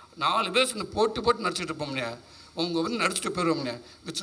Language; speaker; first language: Tamil; native; Tamil